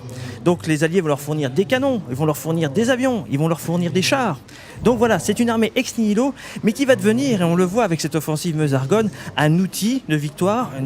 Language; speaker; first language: French; native; French